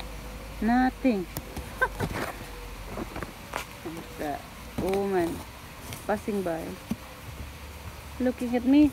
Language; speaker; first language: English; non-native, local second language; Filipino